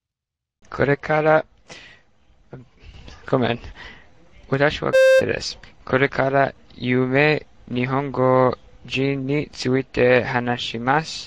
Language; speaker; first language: Japanese; non-native, learner; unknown